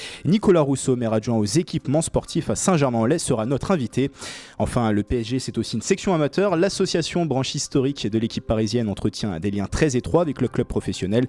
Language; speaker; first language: French; native; French